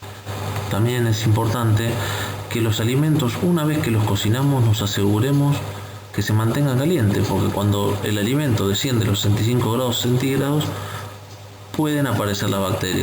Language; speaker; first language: Spanish; native; Spanish